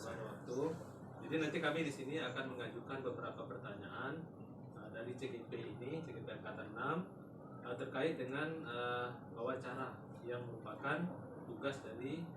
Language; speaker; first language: Indonesian; native; Indonesian